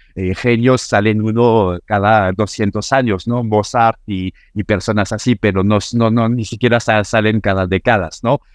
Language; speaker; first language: Spanish; non-native, fluent; French